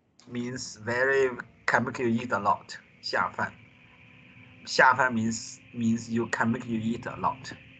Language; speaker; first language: English; non-native, local second language; Chinese